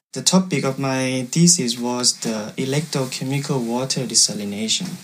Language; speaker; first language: English; non-native, fluent; Thai